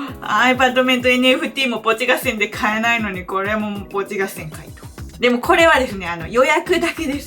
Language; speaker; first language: Japanese; native; Japanese